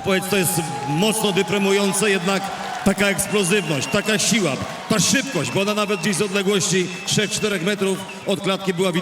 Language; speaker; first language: Polish; native; Polish